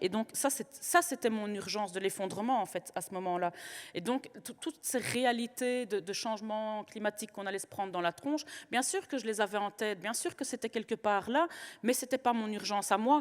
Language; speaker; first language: French; native; French